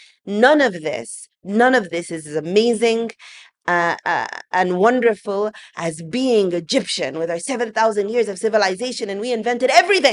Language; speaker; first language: English; native; English